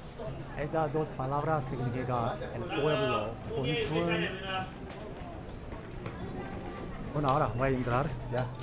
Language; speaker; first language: Spanish; non-native, fluent; Chinese